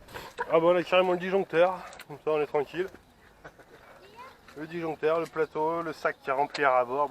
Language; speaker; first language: French; native; French